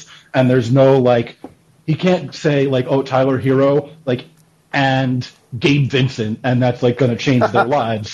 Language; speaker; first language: English; native; English